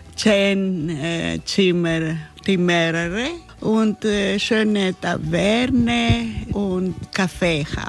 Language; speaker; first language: German; non-native, learner; Greek